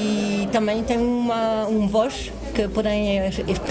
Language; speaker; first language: Portuguese; non-native, fluent; French